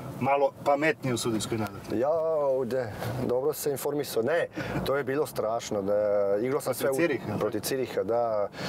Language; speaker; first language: Croatian; early bilingual, heritage; Serbian